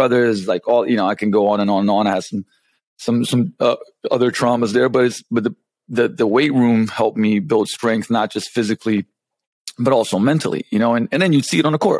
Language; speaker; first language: English; non-native, fluent; Slovenian